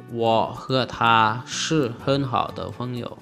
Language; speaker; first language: Chinese; non-native, fluent; Lao